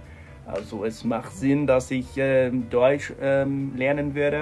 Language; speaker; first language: German; non-native, fluent; English